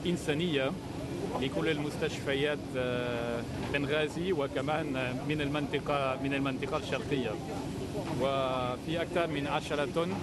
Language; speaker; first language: Arabic; non-native, fluent; French